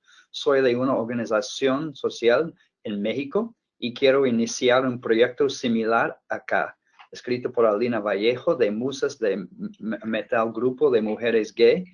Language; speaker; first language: Spanish; non-native, fluent; English